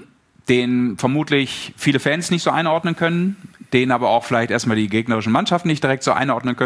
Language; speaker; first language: German; native; German